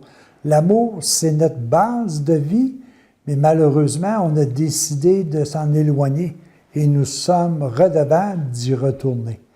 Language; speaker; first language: French; native; French